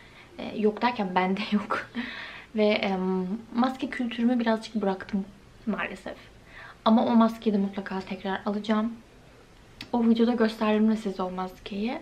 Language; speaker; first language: Turkish; native; Turkish